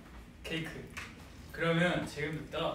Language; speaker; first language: Korean; non-native, fluent; Japanese